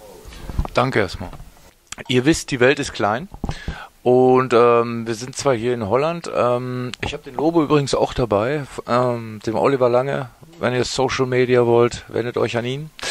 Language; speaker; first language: German; native; German